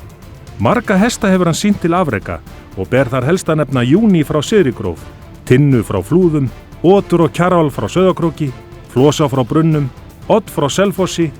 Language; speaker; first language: Icelandic; native; Icelandic